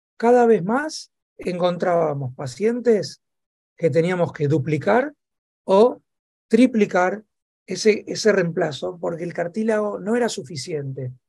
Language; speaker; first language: Spanish; native; Spanish